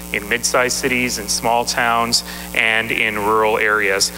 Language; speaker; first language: English; native; English